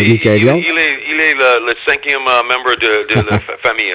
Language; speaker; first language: French; non-native, learner; English